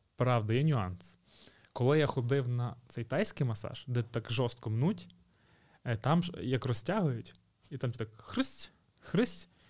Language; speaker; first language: Ukrainian; native; Ukrainian